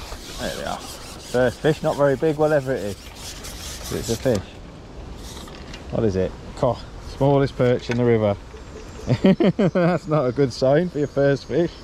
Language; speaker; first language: English; native; English